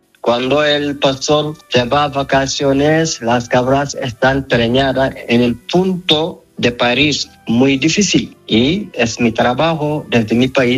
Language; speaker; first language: Spanish; non-native, learner; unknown